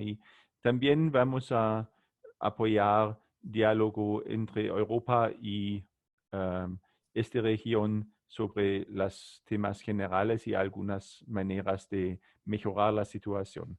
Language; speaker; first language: Spanish; non-native, learner; German